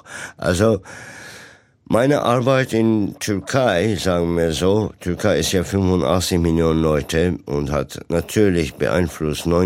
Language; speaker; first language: German; non-native, fluent; Turkish